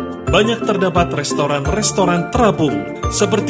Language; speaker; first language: Indonesian; native; Indonesian